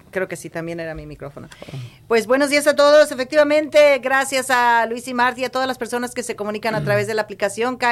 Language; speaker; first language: Spanish; native; Spanish